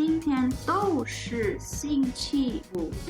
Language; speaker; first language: Chinese; non-native, learner; English